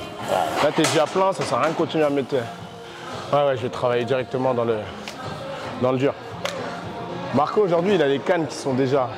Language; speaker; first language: French; native; French